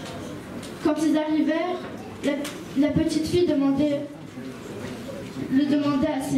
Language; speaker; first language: French; early bilingual, other home language; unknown